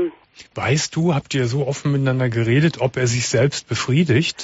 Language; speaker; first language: German; native; German